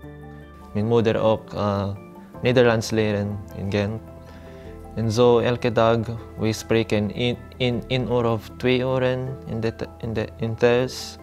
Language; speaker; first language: Dutch; non-native, learner; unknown